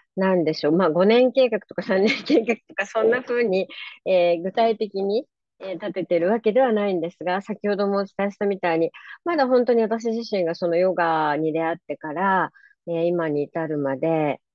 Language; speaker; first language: Japanese; native; Japanese